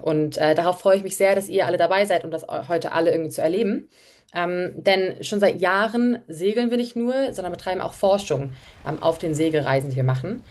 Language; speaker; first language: German; native; German